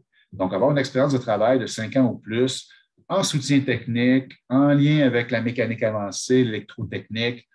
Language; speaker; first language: French; native; French